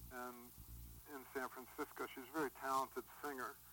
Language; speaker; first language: English; native; English